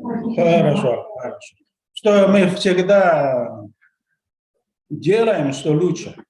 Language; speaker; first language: Russian; non-native, learner; Chinese